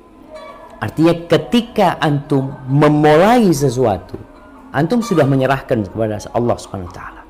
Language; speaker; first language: Indonesian; native; Indonesian